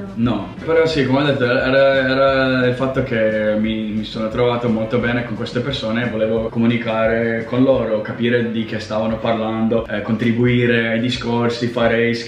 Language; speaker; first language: Italian; non-native, fluent; Russian